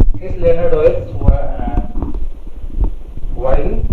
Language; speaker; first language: German; non-native, learner; Hindi